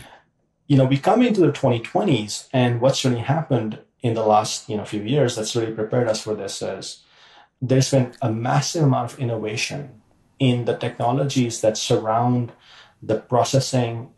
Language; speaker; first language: English; non-native, local second language; Urdu